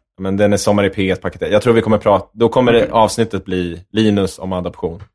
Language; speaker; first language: Swedish; native; Swedish